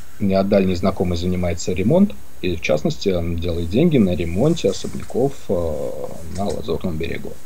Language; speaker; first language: Russian; native; Russian